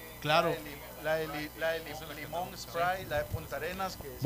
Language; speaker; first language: Spanish; native; Spanish